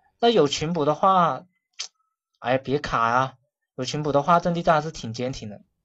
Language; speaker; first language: Chinese; non-native, local second language; Cantonese